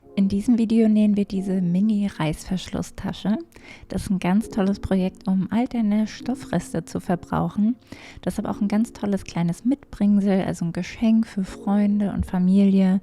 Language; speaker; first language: German; native; German